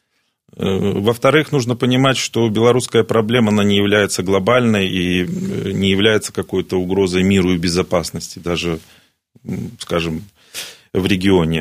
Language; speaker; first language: Russian; native; Russian